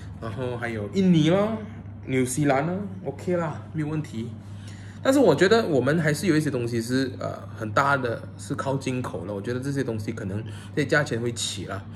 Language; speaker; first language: Chinese; native; Chinese